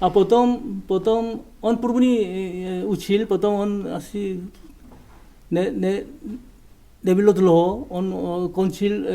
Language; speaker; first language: Czech; non-native, learner; Korean